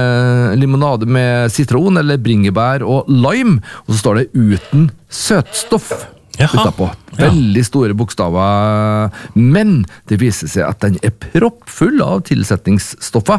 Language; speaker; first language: Norwegian; native; Norwegian